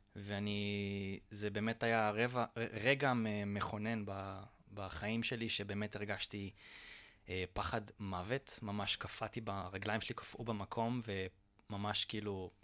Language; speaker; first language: Hebrew; native; Hebrew